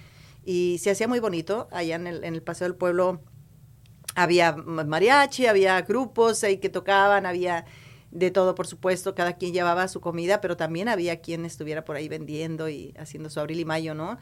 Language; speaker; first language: Spanish; native; Spanish